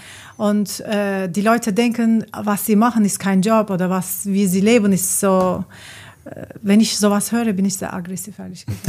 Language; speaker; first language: German; non-native, learner; Turkish